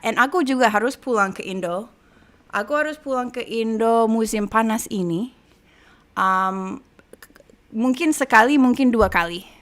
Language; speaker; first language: Indonesian; non-native, fluent; English